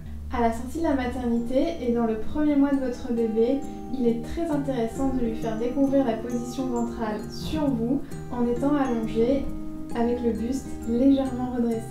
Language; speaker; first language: French; native; French